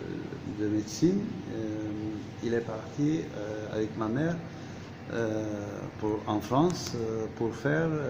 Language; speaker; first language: French; non-native, fluent; Turkish